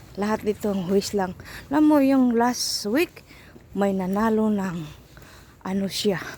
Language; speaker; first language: Filipino; non-native, local second language; Bikol